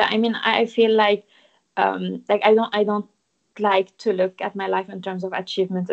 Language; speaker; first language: English; non-native, fluent; Arabic